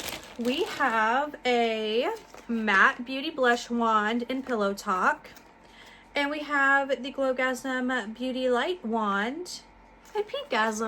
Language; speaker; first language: English; native; English